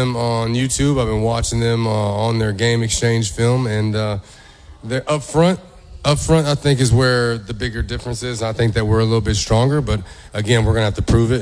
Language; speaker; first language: English; early bilingual, other home language; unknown